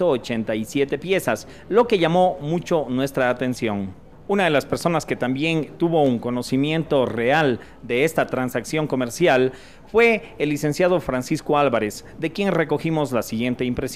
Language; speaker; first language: Spanish; native; Spanish